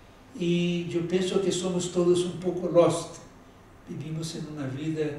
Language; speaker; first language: Spanish; non-native, fluent; Portuguese